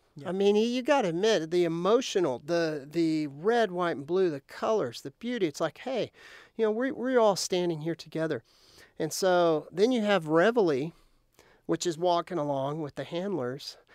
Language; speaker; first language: English; native; English